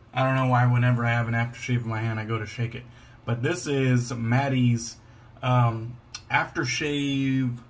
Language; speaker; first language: English; native; English